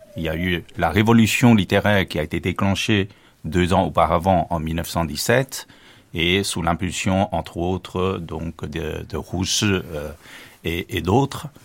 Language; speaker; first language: French; non-native, fluent; Chinese